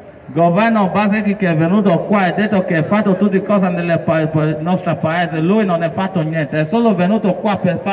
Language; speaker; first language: Italian; non-native, learner; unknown